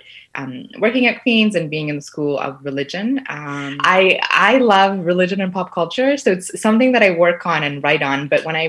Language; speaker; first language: English; native; English